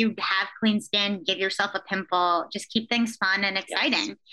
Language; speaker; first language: English; native; English